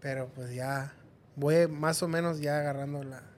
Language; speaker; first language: Spanish; early bilingual, heritage; Spanish